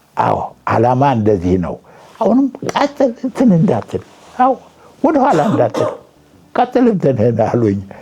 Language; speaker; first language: Amharic; native; Amharic